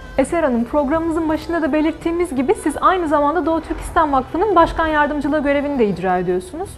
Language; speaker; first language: Turkish; native; Turkish